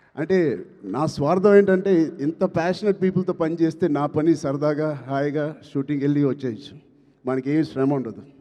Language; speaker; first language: Telugu; native; Telugu